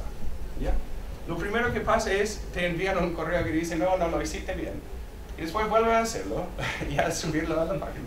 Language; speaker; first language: Spanish; non-native, fluent; English